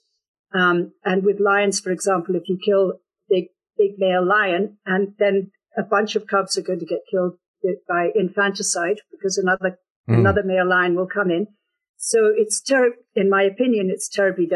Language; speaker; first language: English; native; English